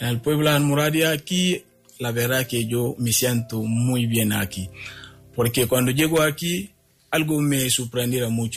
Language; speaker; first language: Spanish; non-native, fluent; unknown